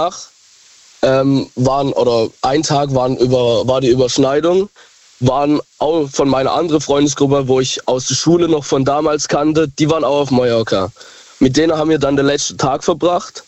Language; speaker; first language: German; native; German